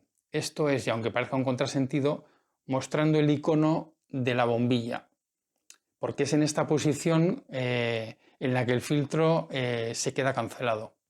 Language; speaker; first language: Spanish; native; Spanish